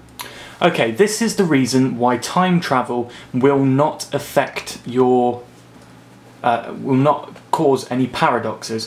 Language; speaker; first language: English; native; English